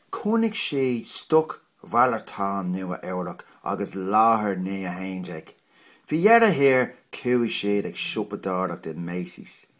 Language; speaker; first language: Irish; non-native, local second language; English